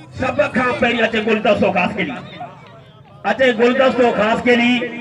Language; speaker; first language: Urdu; non-native, local second language; Sindhi